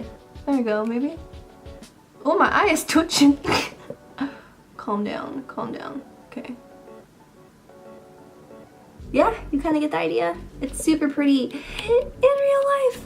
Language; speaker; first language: English; native; English